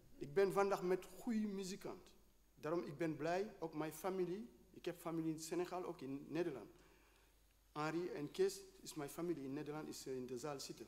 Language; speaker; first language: Dutch; non-native, learner; Wolof